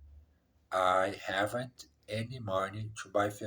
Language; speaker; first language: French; non-native, learner; English